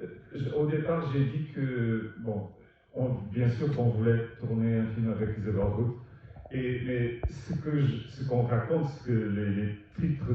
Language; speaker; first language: French; non-native, fluent; Portuguese